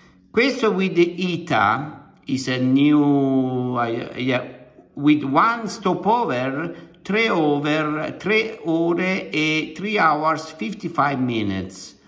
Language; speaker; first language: English; non-native, fluent; Italian